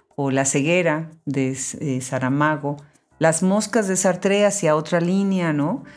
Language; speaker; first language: Spanish; native; Spanish